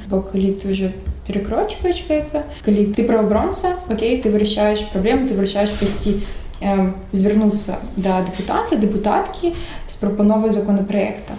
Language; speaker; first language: Belarusian; non-native, local second language; Russian